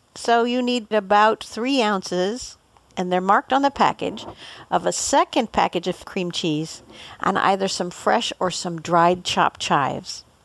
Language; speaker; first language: English; native; English